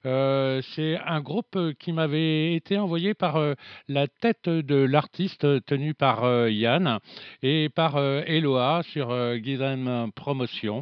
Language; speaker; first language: French; native; French